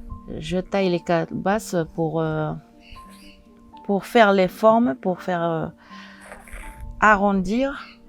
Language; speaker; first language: French; non-native, local second language; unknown